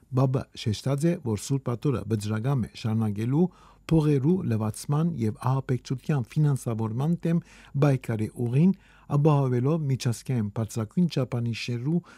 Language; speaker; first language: Armenian; native; Armenian